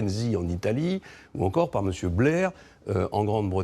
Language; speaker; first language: French; native; French